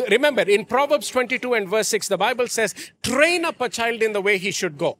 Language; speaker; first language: English; non-native, local second language; Telugu